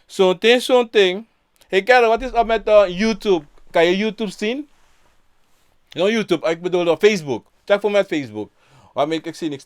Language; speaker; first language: Dutch; non-native, local second language; Sranan Tongo